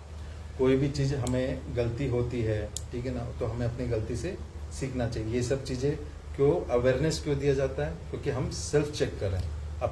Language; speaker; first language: Hindi; native; Hindi